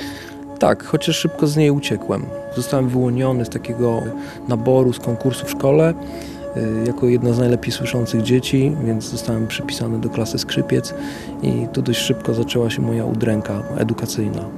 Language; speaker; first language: Polish; native; Polish